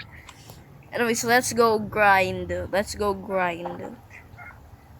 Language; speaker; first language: English; non-native, local second language; Filipino